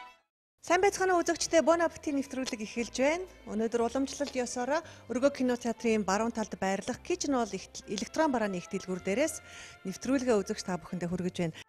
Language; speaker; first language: Mongolian; native; Mongolian